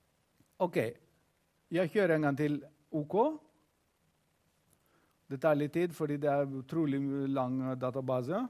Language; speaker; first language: Norwegian; non-native, fluent; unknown